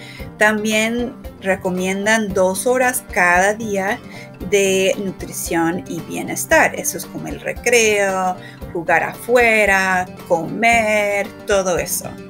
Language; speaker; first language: Spanish; non-native, fluent; English